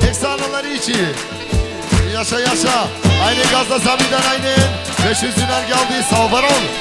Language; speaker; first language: Turkish; non-native, local second language; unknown